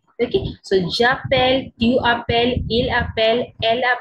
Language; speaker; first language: French; non-native, learner; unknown